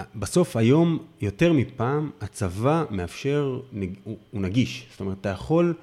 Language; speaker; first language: Hebrew; native; Hebrew